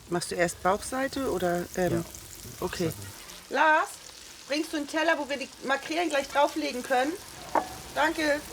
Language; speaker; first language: German; native; German